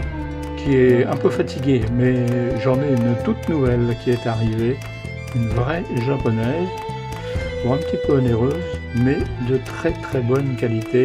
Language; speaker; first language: French; native; French